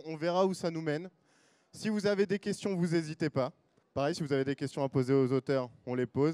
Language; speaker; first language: French; native; French